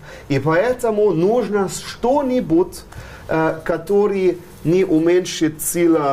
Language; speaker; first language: Russian; non-native, fluent; German